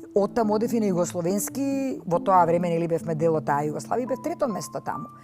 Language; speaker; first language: Macedonian; native; Macedonian